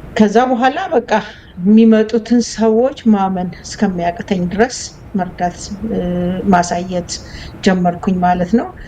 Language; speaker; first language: Amharic; native; Amharic